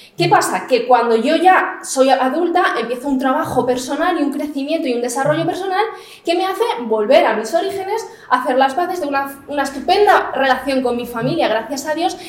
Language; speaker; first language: Spanish; early bilingual, other home language; Arabic